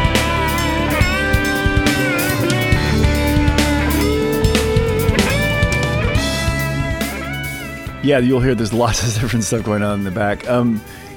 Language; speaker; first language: English; native; English